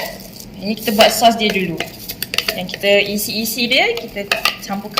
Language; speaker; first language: Malay; native; Malay